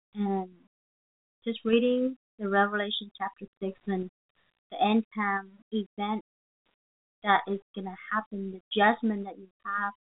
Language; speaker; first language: English; non-native, fluent; Vietnamese